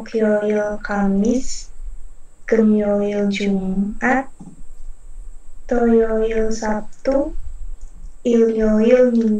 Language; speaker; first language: Korean; non-native, learner; Indonesian